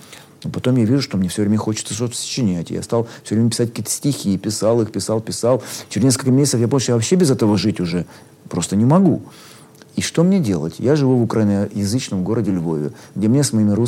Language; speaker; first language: Russian; native; Russian